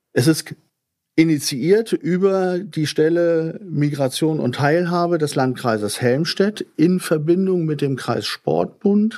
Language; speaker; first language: German; native; German